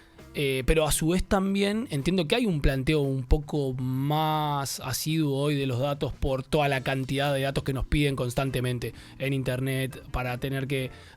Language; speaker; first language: Spanish; native; Spanish